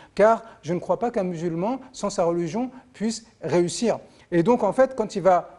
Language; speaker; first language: French; native; French